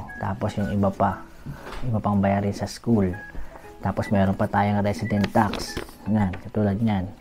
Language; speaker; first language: Filipino; native; Filipino